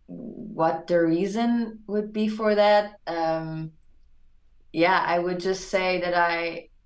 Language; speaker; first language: English; non-native, fluent; German